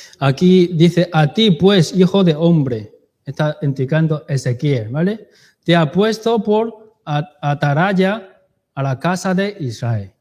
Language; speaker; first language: Spanish; non-native, learner; Chinese